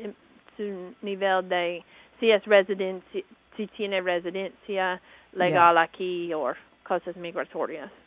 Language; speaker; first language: Spanish; non-native, learner; English